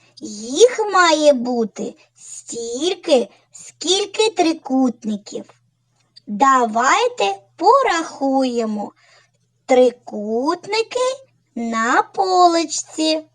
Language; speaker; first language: Ukrainian; native; Ukrainian